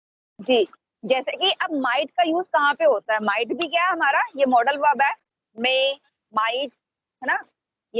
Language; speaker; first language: Hindi; native; Hindi